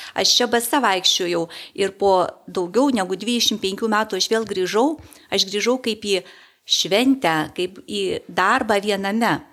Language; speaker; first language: Lithuanian; native; Lithuanian